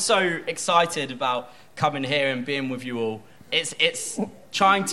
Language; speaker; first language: English; native; English